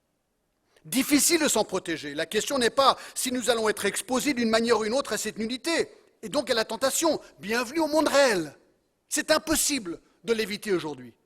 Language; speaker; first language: French; non-native, fluent; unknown